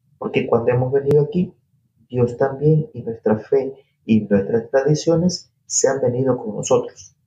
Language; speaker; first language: Spanish; native; Spanish